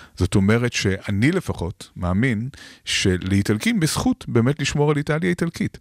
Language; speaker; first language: Hebrew; native; Hebrew